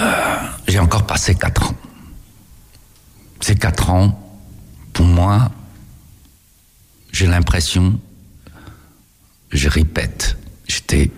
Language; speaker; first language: French; non-native, fluent; Chinese